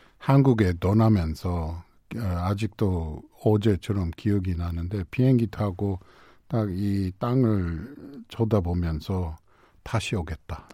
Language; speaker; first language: Korean; non-native, fluent; English